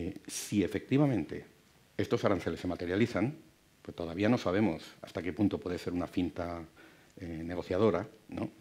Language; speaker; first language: Spanish; native; Spanish